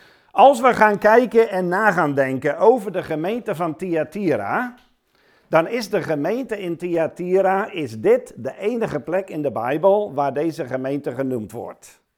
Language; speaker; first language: Dutch; native; Dutch